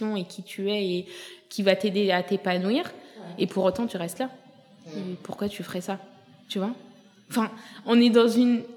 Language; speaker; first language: French; native; French